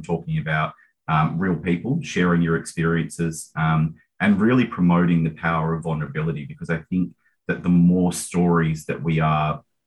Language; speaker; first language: English; native; English